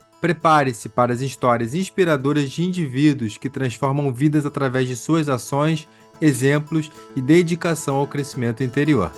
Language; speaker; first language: Portuguese; native; Portuguese